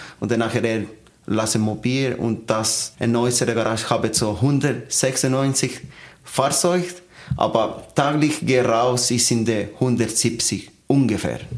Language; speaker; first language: German; non-native, learner; Spanish